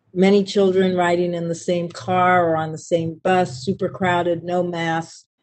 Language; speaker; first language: English; native; English